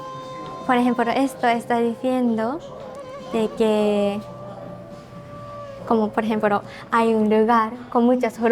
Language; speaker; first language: Spanish; non-native, learner; Japanese